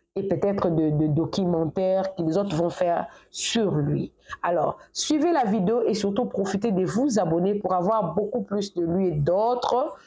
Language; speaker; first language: French; non-native, local second language; Lingala